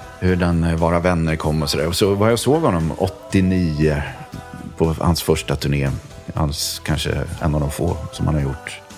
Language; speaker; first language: Swedish; native; Swedish